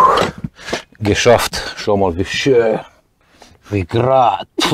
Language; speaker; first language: German; non-native, fluent; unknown